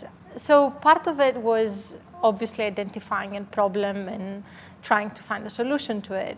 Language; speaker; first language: English; non-native, fluent; Greek